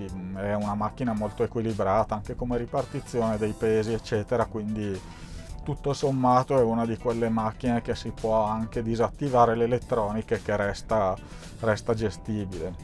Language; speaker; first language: Italian; native; Italian